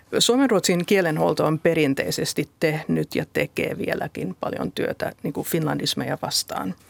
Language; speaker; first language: Finnish; non-native, local second language; Swedish